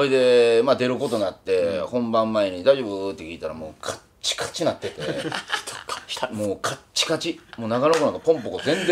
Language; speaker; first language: Japanese; native; Japanese